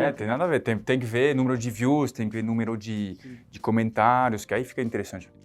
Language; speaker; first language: Portuguese; non-native, fluent; French